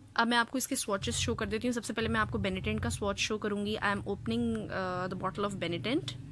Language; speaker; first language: Urdu; native; Urdu